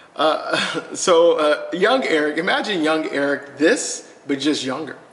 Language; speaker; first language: English; native; English